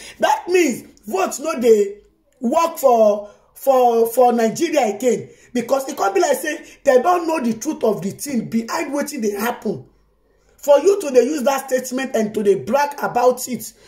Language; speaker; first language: Nigerian Pidgin; native; Nigerian Pidgin